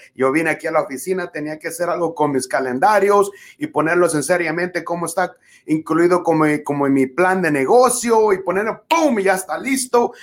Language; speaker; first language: Spanish; early bilingual, other home language; English